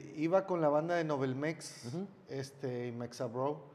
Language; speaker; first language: Spanish; native; Spanish